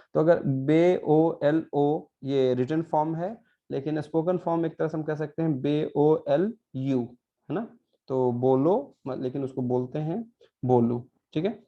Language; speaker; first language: Hindi; native; Hindi